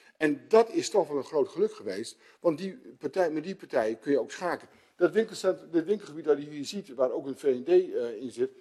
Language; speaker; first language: Dutch; native; Dutch